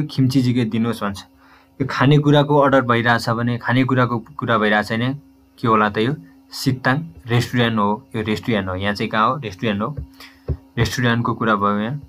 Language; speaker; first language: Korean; non-native, fluent; Nepali